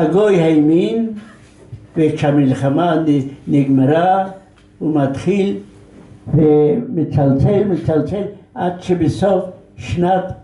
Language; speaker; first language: Hebrew; non-native, fluent; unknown